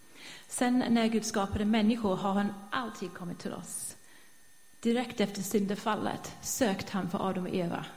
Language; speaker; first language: Swedish; non-native, fluent; English